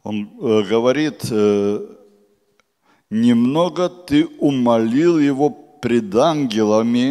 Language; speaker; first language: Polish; non-native, learner; Russian